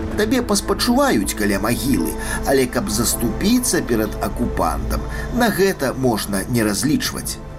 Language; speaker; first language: Belarusian; native; Belarusian